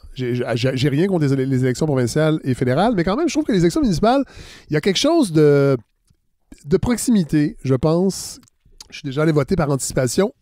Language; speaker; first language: French; native; French